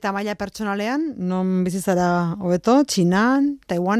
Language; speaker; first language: Basque; native; Basque